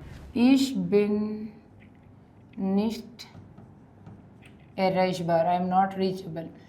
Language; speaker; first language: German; non-native, learner; Hindi